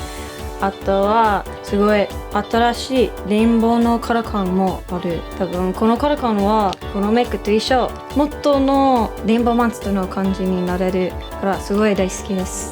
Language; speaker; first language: Japanese; non-native, learner; English